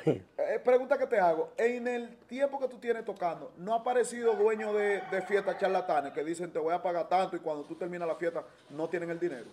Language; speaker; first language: Spanish; native; Spanish